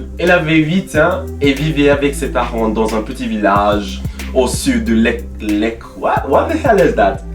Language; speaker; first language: French; non-native, learner; English